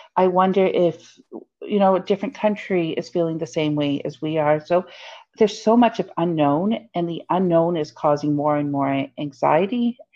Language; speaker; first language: English; native; English